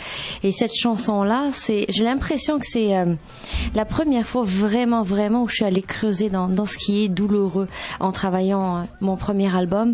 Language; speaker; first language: French; non-native, local second language; Arabic